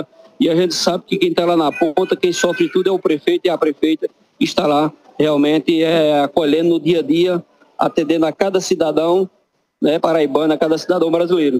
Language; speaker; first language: Portuguese; native; Portuguese